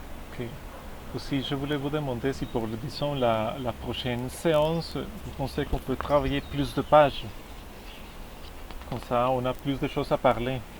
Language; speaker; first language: French; non-native, fluent; Spanish